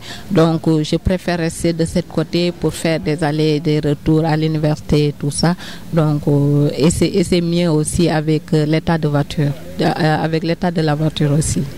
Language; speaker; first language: French; non-native, local second language; Wolof